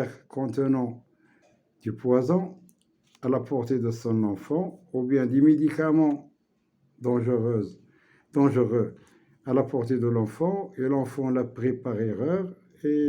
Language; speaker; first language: French; non-native, local second language; Arabic